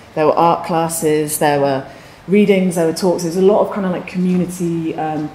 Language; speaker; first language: English; native; English